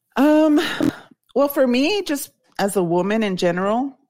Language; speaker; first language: English; native; English